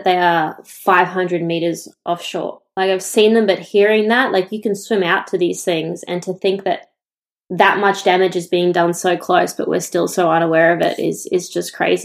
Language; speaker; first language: English; native; English